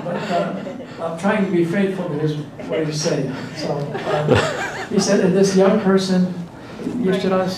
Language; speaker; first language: English; early bilingual, other home language; Polish